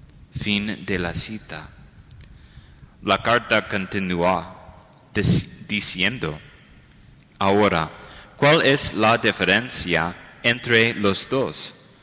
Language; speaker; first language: Spanish; non-native, fluent; English